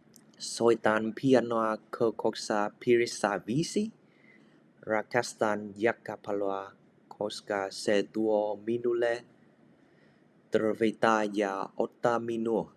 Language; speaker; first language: Finnish; non-native, learner; Vietnamese